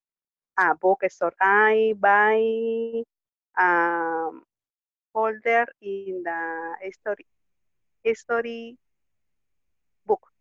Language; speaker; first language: English; non-native, learner; Spanish